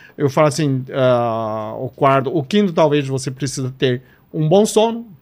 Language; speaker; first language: Portuguese; non-native, fluent; Chinese